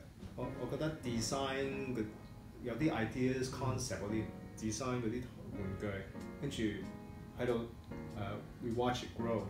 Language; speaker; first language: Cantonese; early bilingual, heritage; English